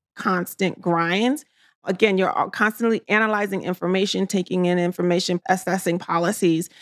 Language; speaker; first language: English; native; English